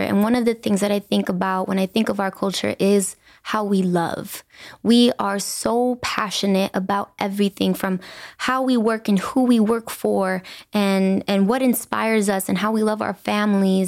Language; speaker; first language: English; early bilingual, other home language; Spanish